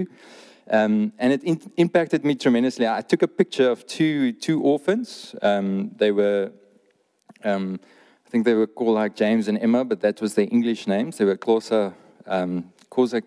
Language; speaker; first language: English; non-native, local second language; Afrikaans